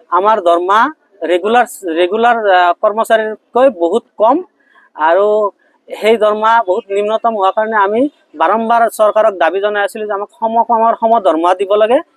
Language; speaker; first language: Assamese; native; Assamese